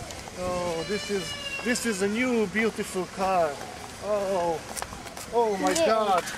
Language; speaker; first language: English; non-native, learner; Hungarian